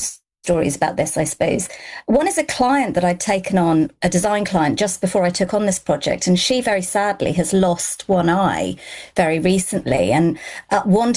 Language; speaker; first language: English; non-native, local second language; Gujarati